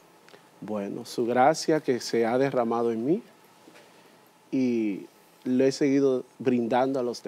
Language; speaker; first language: Spanish; native; Spanish